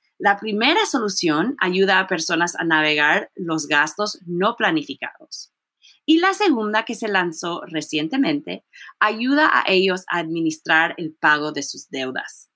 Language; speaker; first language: Spanish; early bilingual, heritage; Spanish